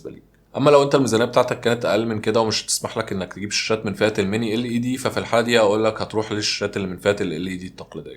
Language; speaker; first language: Arabic; native; Arabic